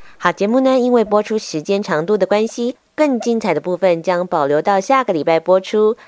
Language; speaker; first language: Chinese; native; Chinese